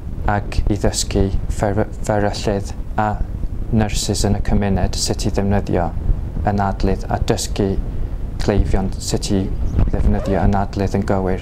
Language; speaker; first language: Welsh; non-native, local second language; English